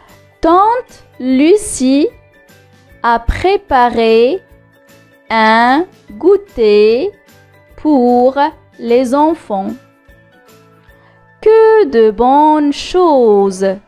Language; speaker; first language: French; non-native, local second language; Arabic